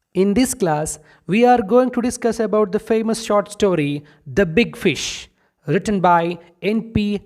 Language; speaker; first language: English; non-native, local second language; Malayalam